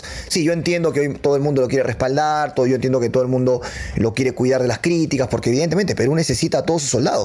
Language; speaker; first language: Spanish; native; Spanish